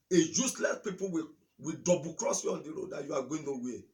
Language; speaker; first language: English; non-native, local second language; Yoruba